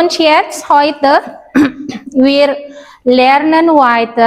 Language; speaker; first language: German; non-native, learner; Indonesian